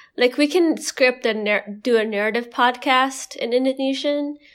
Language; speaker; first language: English; non-native, fluent; Indonesian